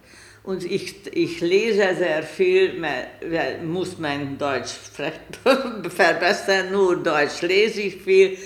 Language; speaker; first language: German; non-native, learner; Hungarian